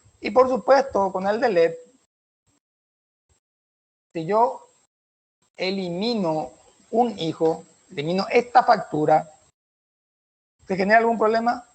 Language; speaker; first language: Spanish; native; Spanish